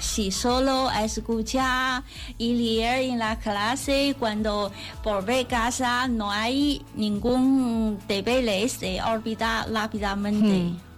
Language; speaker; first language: Spanish; non-native, learner; Chinese